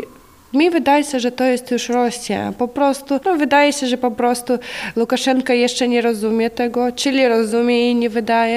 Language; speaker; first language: Polish; non-native, learner; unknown